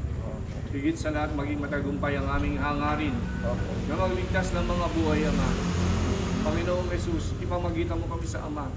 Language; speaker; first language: Filipino; native; Filipino